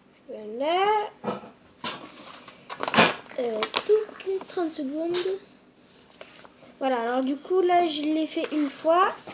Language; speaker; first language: French; native; French